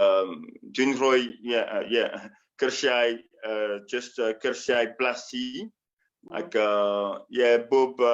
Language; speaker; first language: Welsh; non-native, fluent; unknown